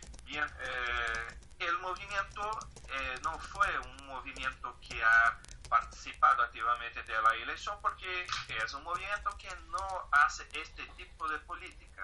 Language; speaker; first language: Spanish; non-native, fluent; Portuguese